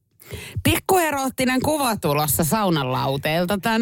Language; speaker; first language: Finnish; native; Finnish